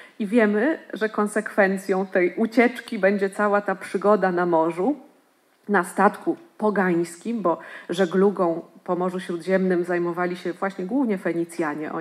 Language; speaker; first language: Polish; native; Polish